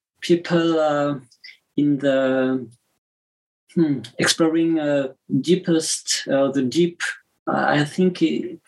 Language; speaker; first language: English; non-native, learner; French